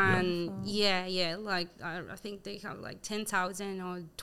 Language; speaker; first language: English; non-native, fluent; Spanish